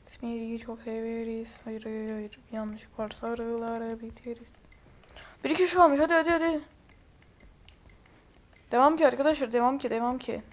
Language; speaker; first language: Turkish; native; Turkish